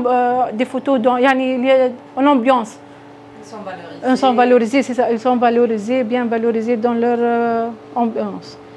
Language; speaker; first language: French; non-native, local second language; Arabic